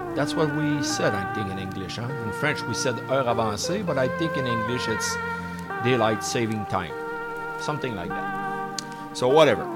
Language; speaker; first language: English; non-native, fluent; French